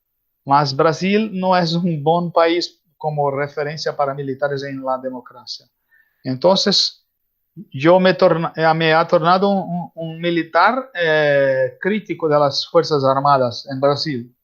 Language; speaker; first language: Spanish; non-native, learner; Portuguese